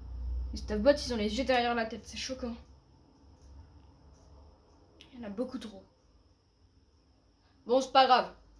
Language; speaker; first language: French; native; French